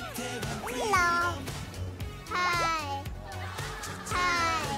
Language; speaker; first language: Korean; native; Korean